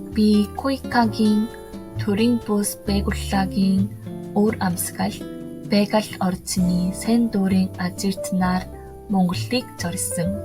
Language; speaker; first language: Mongolian; non-native, learner; Korean